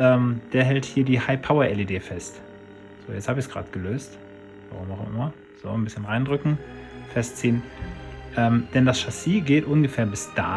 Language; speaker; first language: German; native; German